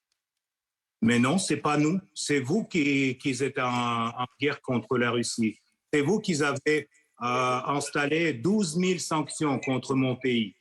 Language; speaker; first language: French; non-native, fluent; Russian